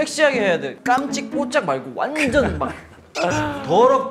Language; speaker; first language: Korean; native; Korean